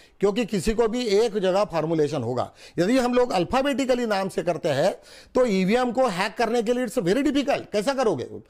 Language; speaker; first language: Hindi; non-native, local second language; Marathi